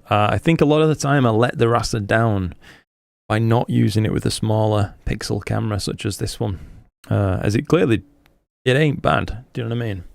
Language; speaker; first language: English; native; English